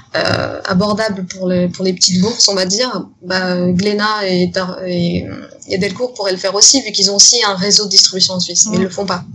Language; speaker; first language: French; native; French